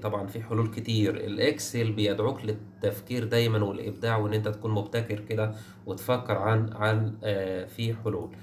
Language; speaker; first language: Arabic; native; Arabic